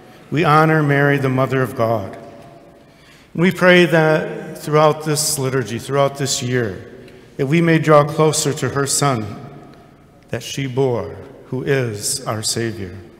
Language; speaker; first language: English; native; English